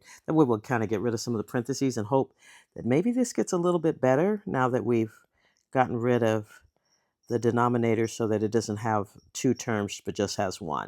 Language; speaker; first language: English; native; English